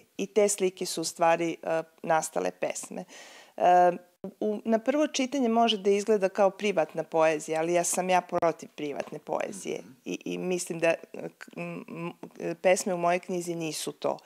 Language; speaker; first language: Serbian; native; Serbian